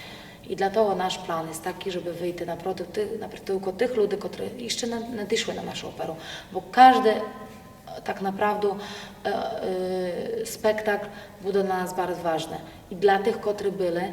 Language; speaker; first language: Polish; non-native, local second language; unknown